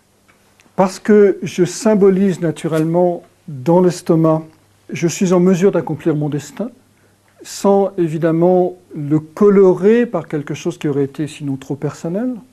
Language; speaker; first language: French; native; French